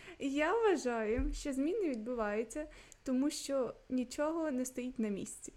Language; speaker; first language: Ukrainian; non-native, local second language; Russian